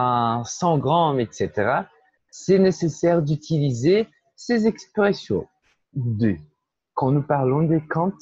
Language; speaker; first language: French; non-native, fluent; Portuguese